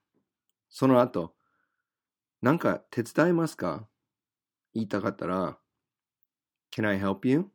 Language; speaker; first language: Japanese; non-native, fluent; English